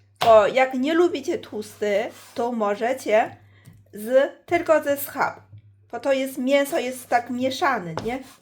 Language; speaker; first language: Polish; non-native, learner; Chinese